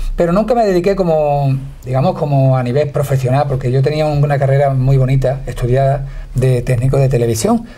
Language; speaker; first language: Spanish; native; Spanish